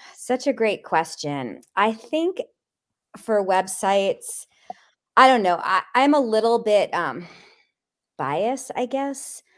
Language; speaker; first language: English; native; English